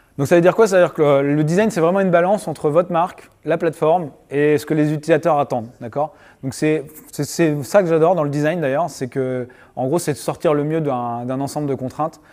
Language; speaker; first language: French; native; French